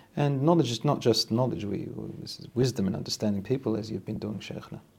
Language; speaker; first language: English; native; English